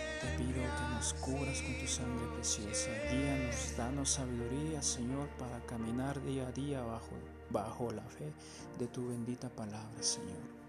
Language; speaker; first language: Spanish; native; Spanish